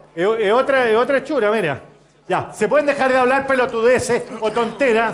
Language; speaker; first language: Spanish; native; Spanish